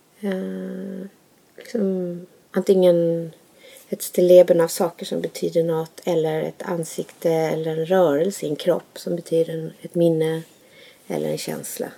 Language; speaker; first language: Swedish; native; Swedish